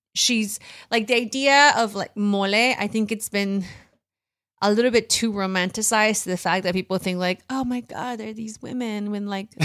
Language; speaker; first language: English; early bilingual, other home language; Spanish